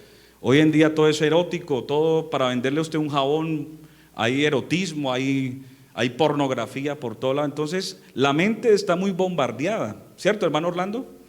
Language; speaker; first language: Spanish; native; Spanish